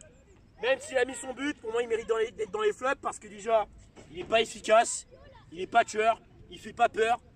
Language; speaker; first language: French; native; French